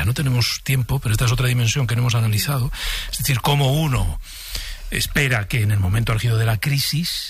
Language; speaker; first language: Spanish; native; Spanish